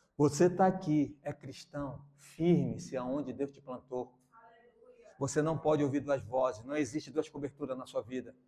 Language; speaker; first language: Portuguese; native; Portuguese